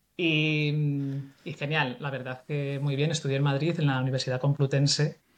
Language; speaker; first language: Spanish; native; Spanish